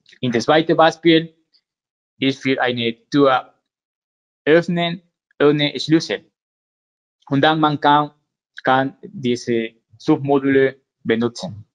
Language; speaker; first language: German; non-native, learner; Spanish